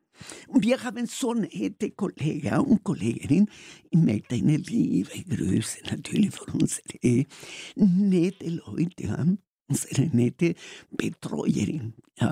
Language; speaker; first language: German; non-native, learner; Spanish